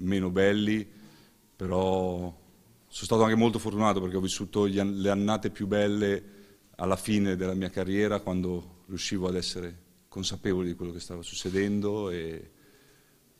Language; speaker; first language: Italian; native; Italian